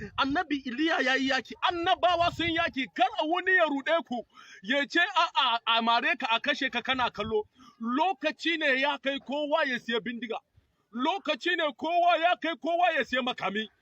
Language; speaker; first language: Hausa; non-native, local second language; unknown